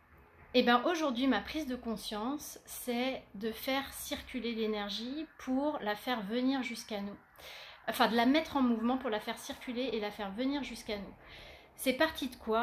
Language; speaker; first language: French; native; French